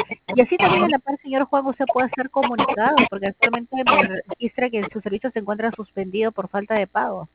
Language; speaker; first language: Spanish; native; Spanish